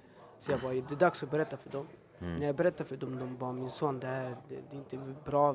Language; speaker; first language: Swedish; early bilingual, other home language; Albanian